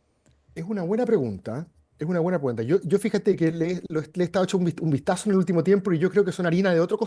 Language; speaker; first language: Spanish; native; Spanish